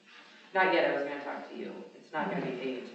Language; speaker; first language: English; native; English